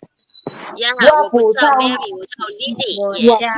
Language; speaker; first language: Chinese; non-native, fluent; Filipino